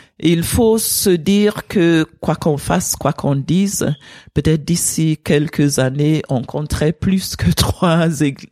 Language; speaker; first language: French; non-native, fluent; English